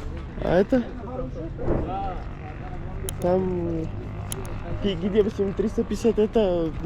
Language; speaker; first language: Russian; non-native, learner; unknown